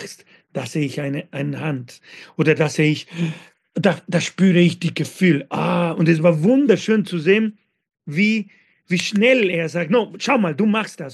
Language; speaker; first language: German; non-native, fluent; Spanish